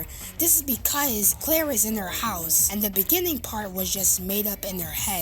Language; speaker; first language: English; native; English